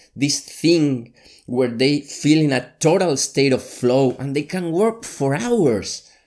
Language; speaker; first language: English; non-native, fluent; Spanish